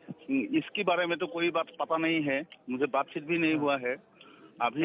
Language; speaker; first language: Hindi; non-native, local second language; Assamese